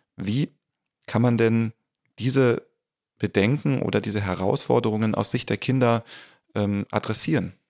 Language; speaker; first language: German; native; German